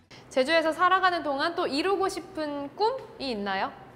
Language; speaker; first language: Korean; native; Korean